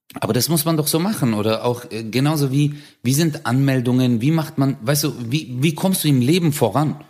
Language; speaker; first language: German; early bilingual, other home language; Turkish